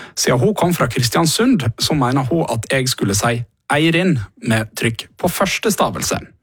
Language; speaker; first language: Norwegian; native; Norwegian